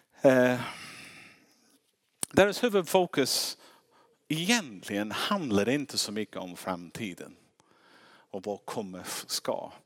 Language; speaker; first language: Swedish; non-native, fluent; English